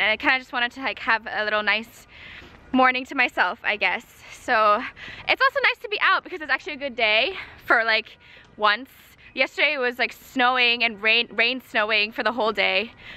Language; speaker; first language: English; native; English